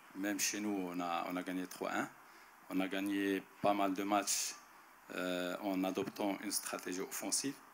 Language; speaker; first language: French; non-native, local second language; Arabic